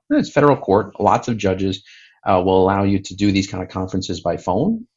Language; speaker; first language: English; native; English